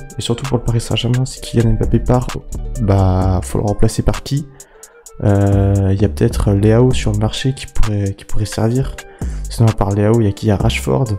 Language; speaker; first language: French; native; French